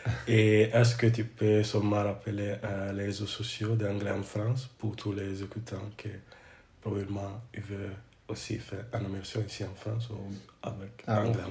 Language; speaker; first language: French; non-native, learner; English